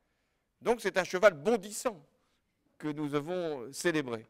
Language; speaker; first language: French; native; French